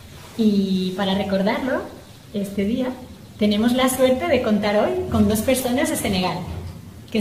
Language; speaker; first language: Spanish; native; Spanish